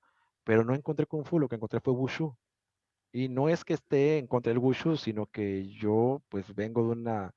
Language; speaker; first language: Spanish; native; Spanish